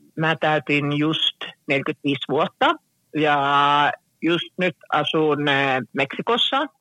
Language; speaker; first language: Finnish; early bilingual, heritage; Finnish